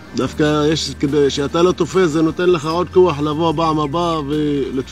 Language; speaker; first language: Hebrew; non-native, local second language; Arabic